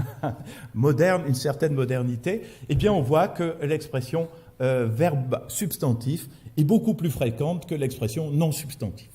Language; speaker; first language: French; native; French